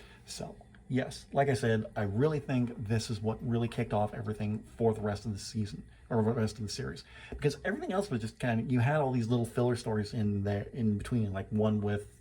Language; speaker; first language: English; native; English